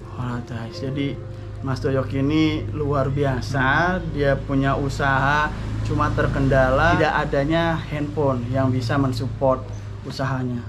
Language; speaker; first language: Indonesian; native; Indonesian